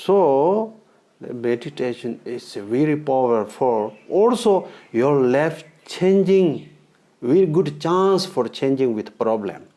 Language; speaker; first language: English; non-native, learner; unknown